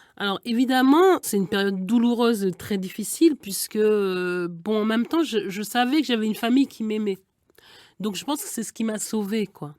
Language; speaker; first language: French; early bilingual, other home language; Igbo